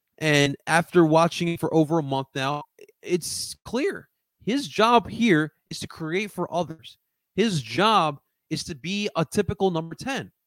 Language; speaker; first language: English; early bilingual, other home language; Spanish